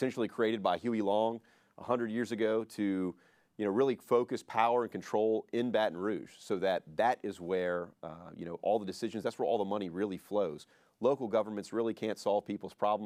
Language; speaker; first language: English; native; English